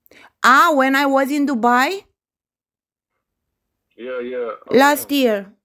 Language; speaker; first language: English; non-native, fluent; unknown